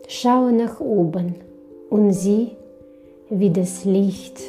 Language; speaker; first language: German; non-native, fluent; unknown